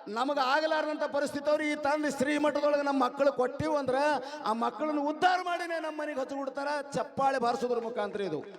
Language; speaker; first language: Kannada; native; Kannada